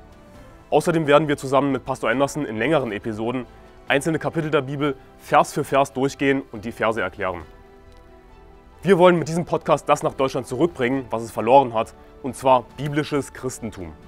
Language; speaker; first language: German; native; German